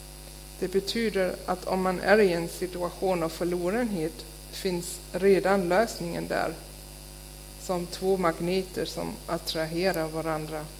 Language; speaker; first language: Swedish; non-native, fluent; German